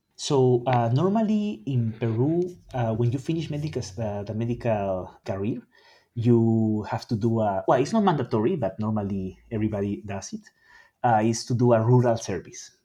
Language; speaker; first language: English; non-native, fluent; Spanish